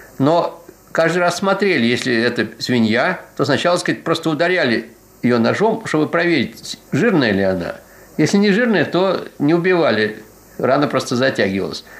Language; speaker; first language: Russian; native; Russian